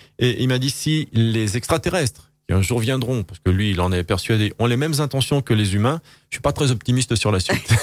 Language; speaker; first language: French; native; French